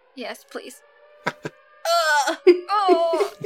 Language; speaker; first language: English; native; English